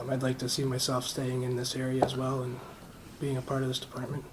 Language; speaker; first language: English; native; English